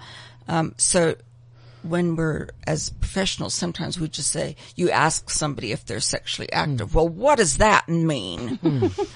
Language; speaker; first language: English; native; English